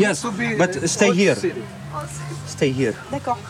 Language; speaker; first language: English; non-native, learner; French